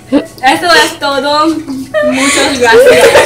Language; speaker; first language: Spanish; non-native, learner; English